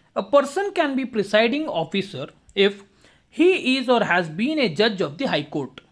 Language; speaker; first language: English; non-native, local second language; Kannada